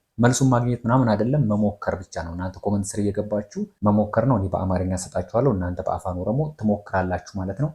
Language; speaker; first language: Amharic; non-native, local second language; Oromo